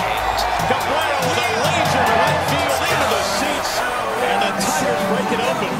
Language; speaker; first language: English; native; English